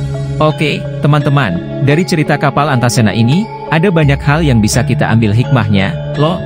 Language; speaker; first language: Indonesian; native; Indonesian